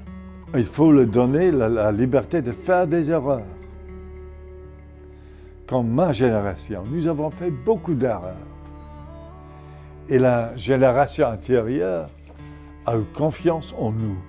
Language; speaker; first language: French; non-native, fluent; English